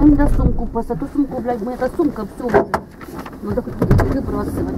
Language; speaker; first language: Russian; native; Russian